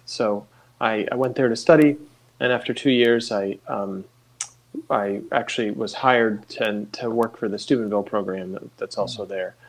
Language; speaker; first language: English; native; English